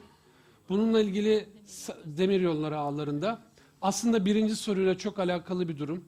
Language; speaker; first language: Turkish; native; Turkish